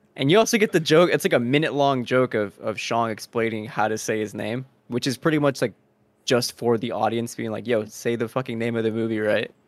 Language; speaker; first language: English; early bilingual, other home language; Spanish